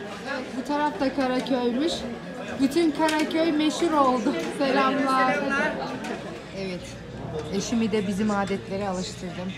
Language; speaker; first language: Turkish; native; Turkish